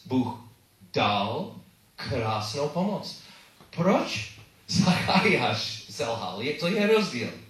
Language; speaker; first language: Czech; non-native, learner; English